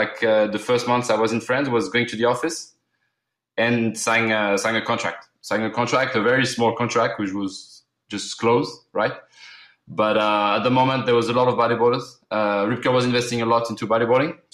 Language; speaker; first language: English; early bilingual, other home language; Arabic